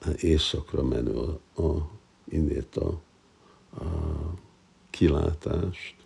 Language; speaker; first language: Hungarian; non-native, fluent; English